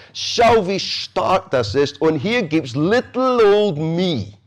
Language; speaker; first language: German; non-native, fluent; English